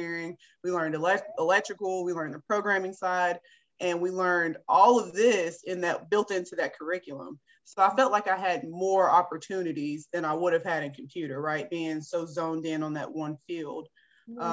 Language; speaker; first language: English; native; English